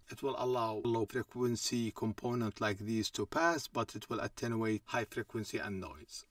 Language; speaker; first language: English; non-native, fluent; Arabic